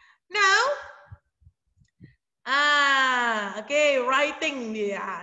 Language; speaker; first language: English; non-native, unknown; Indonesian